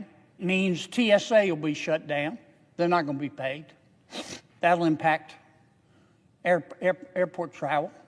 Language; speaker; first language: English; native; English